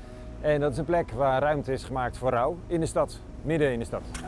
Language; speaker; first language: Dutch; native; Dutch